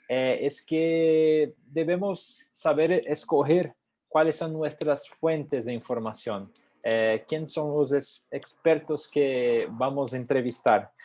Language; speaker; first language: Spanish; non-native, fluent; Portuguese